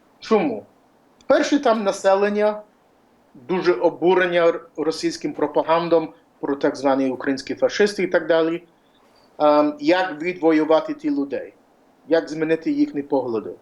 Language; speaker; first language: Ukrainian; early bilingual, heritage; Ukrainian